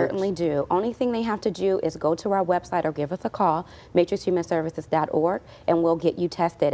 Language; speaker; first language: English; native; English